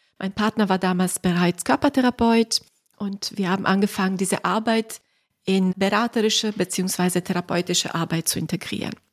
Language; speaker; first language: German; non-native, fluent; Italian